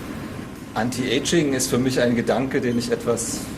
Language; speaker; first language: German; native; German